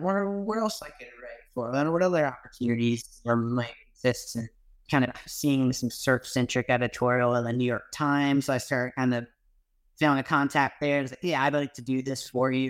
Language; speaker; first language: English; native; English